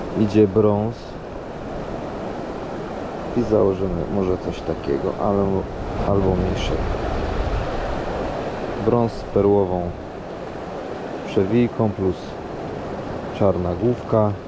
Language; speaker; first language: Polish; native; Polish